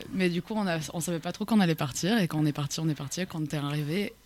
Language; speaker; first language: French; early bilingual, other home language; English